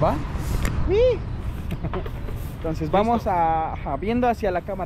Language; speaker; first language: Spanish; native; Spanish